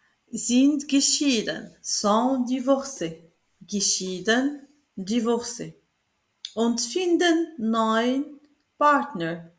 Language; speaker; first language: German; non-native, learner; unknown